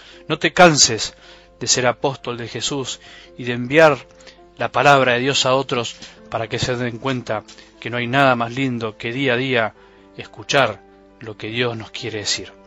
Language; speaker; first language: Spanish; native; Spanish